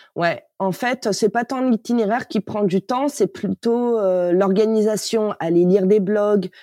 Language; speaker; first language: French; native; French